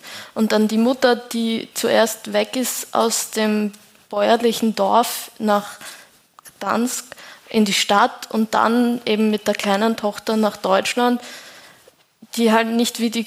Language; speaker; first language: German; native; German